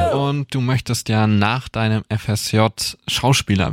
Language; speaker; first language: German; native; German